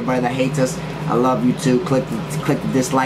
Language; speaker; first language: English; native; English